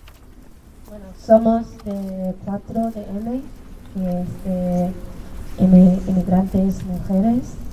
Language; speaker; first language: Spanish; non-native, learner; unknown